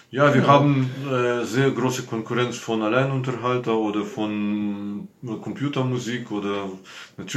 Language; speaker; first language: German; non-native, fluent; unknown